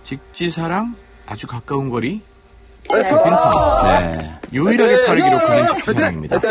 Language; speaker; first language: Korean; native; Korean